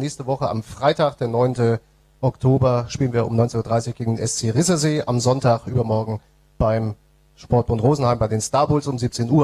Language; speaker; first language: German; native; German